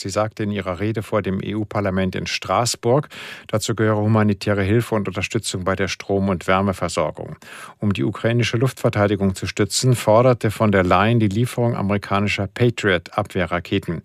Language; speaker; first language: German; native; German